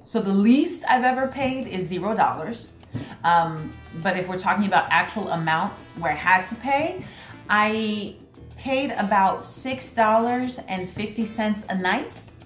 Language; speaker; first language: English; native; English